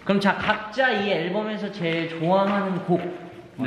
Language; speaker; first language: Korean; native; Korean